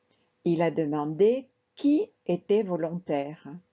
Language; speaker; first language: French; non-native, fluent; Spanish